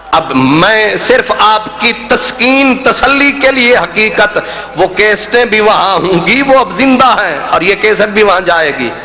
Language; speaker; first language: Urdu; non-native, local second language; Punjabi